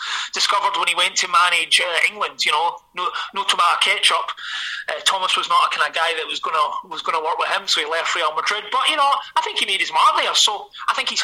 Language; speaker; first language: English; native; English